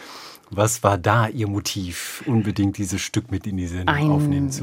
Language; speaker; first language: German; native; German